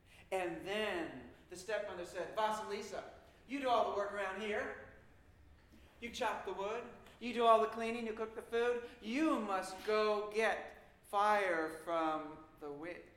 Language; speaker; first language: English; native; English